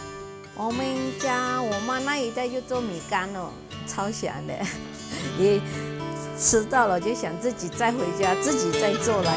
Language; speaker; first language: Chinese; early bilingual, heritage; Chinese